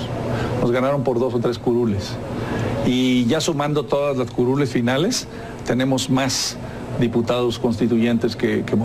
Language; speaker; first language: Spanish; native; Spanish